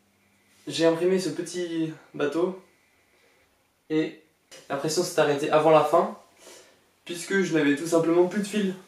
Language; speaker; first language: French; native; French